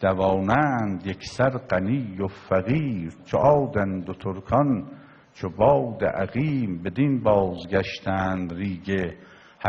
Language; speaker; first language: Persian; native; Persian